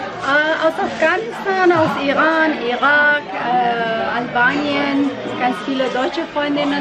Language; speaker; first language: German; non-native, fluent; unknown